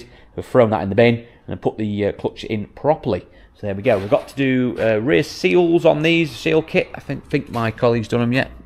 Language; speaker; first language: English; native; English